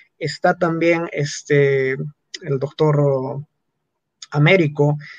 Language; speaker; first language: Spanish; non-native, local second language; Quechua